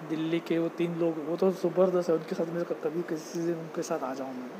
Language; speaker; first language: Hindi; non-native, local second language; Marathi